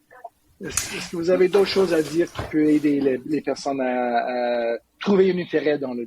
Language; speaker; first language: French; non-native, learner; English